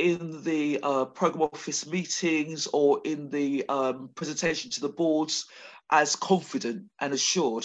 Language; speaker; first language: English; native; English